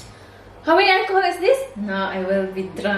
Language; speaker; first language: English; non-native, learner; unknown